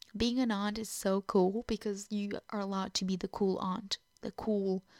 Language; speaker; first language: English; non-native, fluent; Portuguese